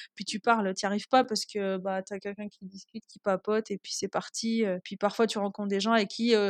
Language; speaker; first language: French; native; French